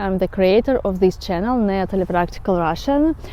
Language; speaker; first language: English; non-native, fluent; Russian